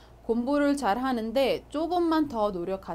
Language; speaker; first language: Korean; non-native, fluent; Arabic